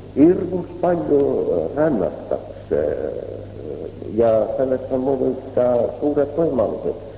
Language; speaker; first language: Estonian; native; Estonian